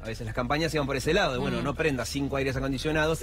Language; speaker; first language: Spanish; native; Spanish